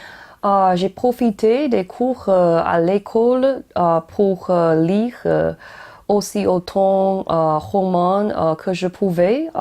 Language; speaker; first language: French; non-native, learner; Chinese